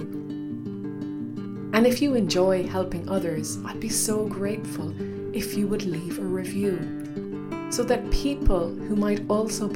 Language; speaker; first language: English; native; English